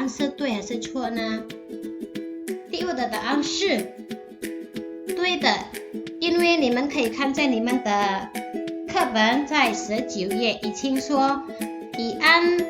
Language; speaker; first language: Chinese; non-native, fluent; Indonesian